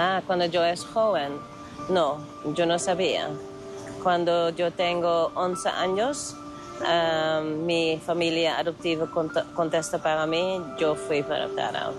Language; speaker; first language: Spanish; non-native, learner; Dutch